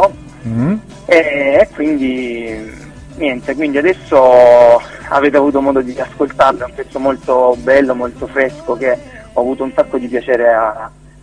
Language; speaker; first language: Italian; native; Italian